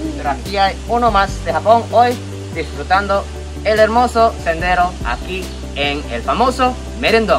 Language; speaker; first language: Spanish; non-native, fluent; Japanese